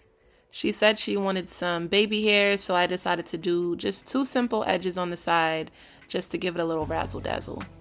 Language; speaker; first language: English; native; English